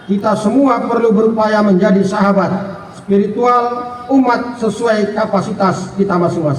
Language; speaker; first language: Indonesian; native; Indonesian